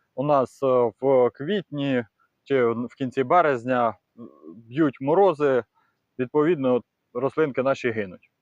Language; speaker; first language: Ukrainian; non-native, local second language; Russian